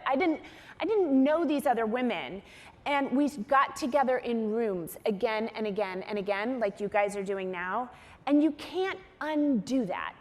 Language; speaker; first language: English; native; English